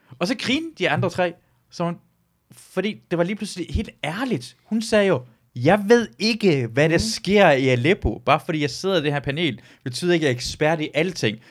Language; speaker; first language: Danish; early bilingual, other home language; Persian